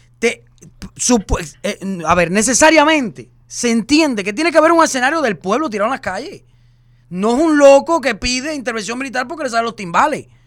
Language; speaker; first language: Spanish; native; Spanish